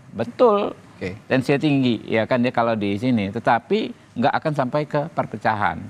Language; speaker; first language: Indonesian; native; Indonesian